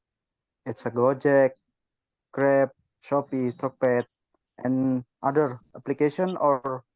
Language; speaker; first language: English; non-native, learner; Indonesian